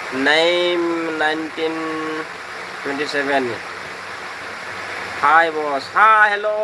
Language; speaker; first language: English; non-native, learner; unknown